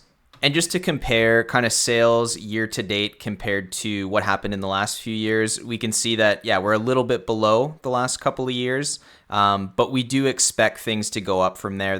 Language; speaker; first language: English; native; English